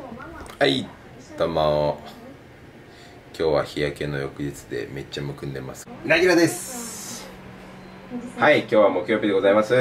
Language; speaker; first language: Japanese; native; Japanese